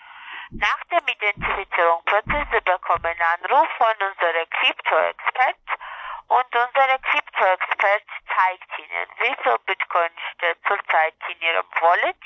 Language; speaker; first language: German; non-native, learner; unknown